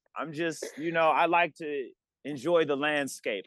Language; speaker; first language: English; native; English